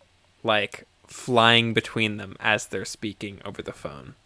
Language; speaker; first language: English; native; English